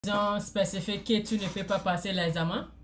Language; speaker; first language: French; non-native, learner; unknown